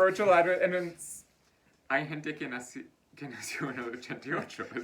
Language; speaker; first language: Spanish; non-native, fluent; English